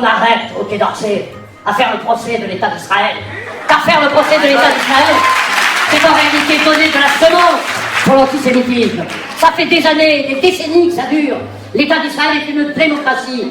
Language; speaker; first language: French; native; French